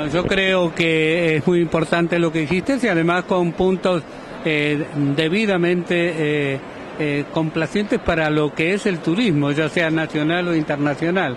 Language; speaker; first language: Spanish; native; Spanish